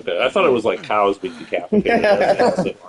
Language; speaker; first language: English; native; English